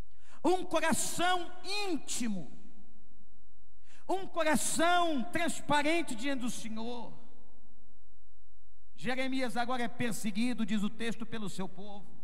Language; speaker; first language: Portuguese; native; Portuguese